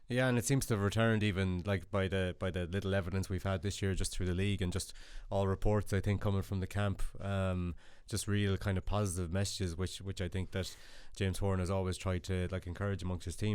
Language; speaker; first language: English; native; English